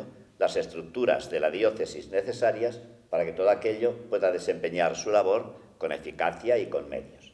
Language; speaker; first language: Spanish; native; Spanish